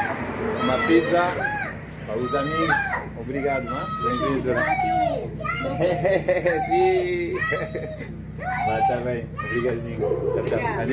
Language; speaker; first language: Portuguese; non-native, learner; French